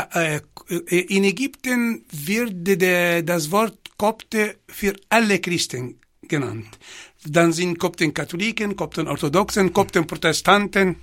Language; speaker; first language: German; non-native, fluent; Arabic